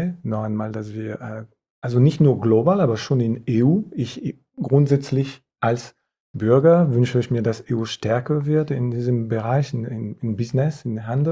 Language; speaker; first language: German; non-native, fluent; French